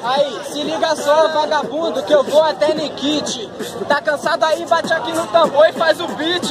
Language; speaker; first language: Portuguese; native; Portuguese